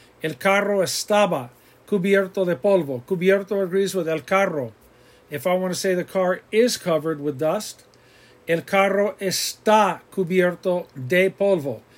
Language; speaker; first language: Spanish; non-native, fluent; English